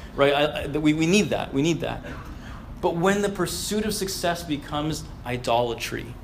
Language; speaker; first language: English; early bilingual, other home language; Arabic